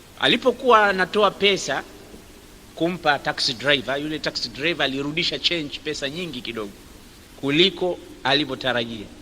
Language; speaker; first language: Swahili; native; Swahili